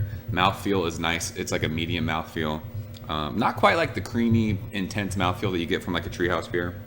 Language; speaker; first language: English; native; English